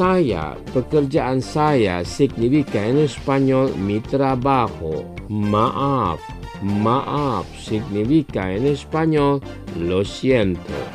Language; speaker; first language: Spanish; non-native, fluent; Indonesian